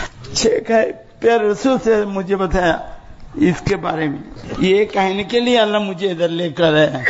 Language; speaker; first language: Hindi; non-native, learner; Bangla